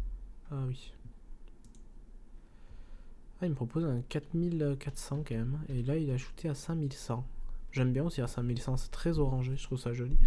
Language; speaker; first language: French; native; French